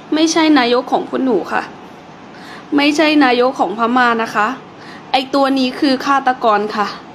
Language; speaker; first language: Thai; non-native, fluent; Burmese